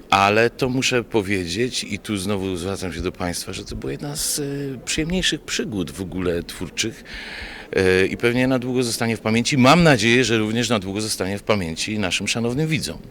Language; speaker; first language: Polish; non-native, local second language; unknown